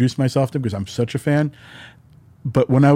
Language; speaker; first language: English; native; English